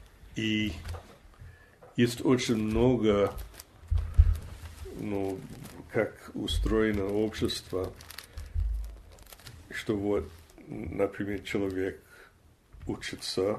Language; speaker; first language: Russian; non-native, fluent; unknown